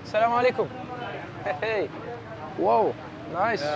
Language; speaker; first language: English; non-native, learner; French